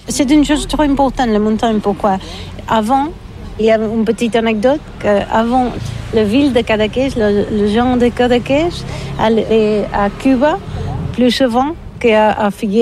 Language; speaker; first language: French; non-native, learner; Catalan